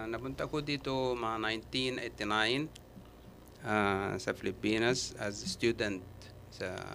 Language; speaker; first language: Filipino; non-native, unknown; Arabic